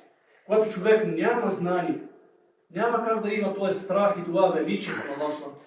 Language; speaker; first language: Bulgarian; native; Bulgarian